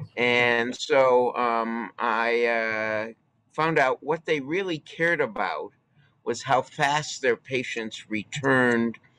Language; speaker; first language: English; native; English